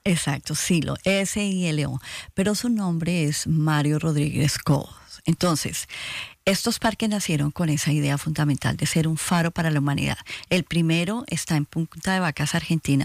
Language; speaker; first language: Spanish; native; Spanish